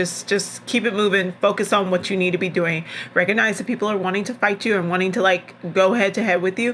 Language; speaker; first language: English; native; English